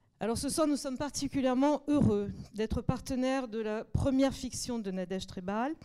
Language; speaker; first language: French; native; French